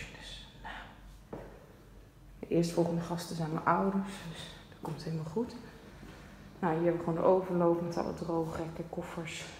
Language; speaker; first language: Dutch; native; Dutch